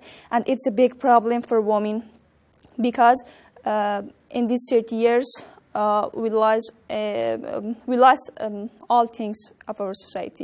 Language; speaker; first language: English; non-native, learner; Persian